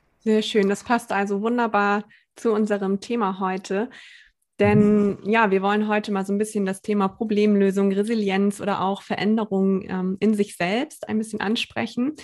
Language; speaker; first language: German; native; German